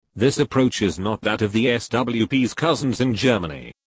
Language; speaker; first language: English; native; English